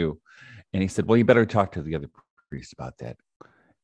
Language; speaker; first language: English; native; English